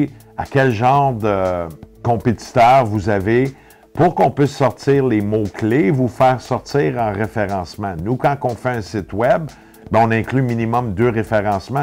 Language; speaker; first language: French; native; French